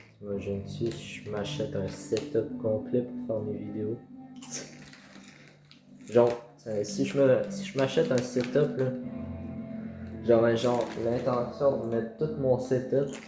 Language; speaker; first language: French; native; French